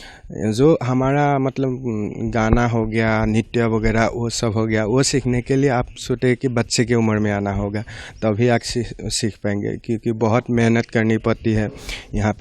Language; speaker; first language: Hindi; non-native, local second language; Assamese